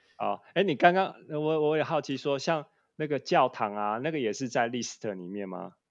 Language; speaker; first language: Chinese; native; Chinese